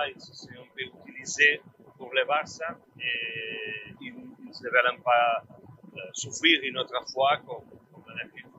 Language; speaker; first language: French; non-native, learner; Spanish